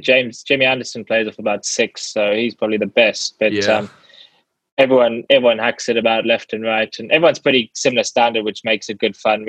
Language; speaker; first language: English; native; English